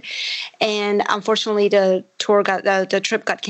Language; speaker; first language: English; non-native, fluent; Armenian